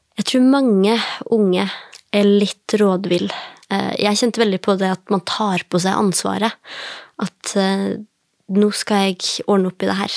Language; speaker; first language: Norwegian; native; Norwegian